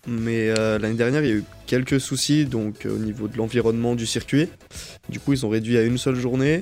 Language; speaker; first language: French; native; French